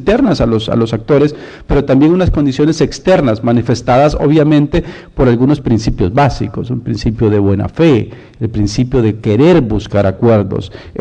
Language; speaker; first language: Spanish; native; Spanish